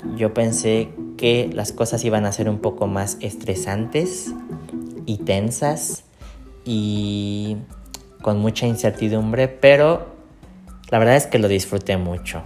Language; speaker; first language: Spanish; native; Spanish